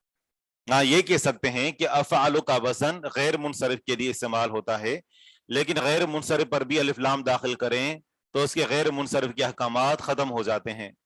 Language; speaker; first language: Urdu; native; Urdu